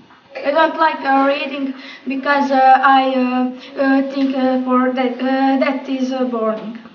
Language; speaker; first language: English; non-native, learner; Croatian